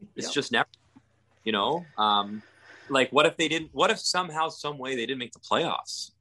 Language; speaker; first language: English; native; English